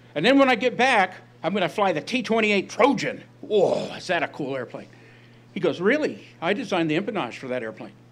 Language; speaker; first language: English; native; English